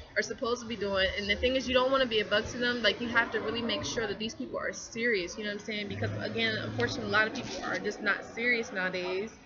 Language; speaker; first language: English; native; English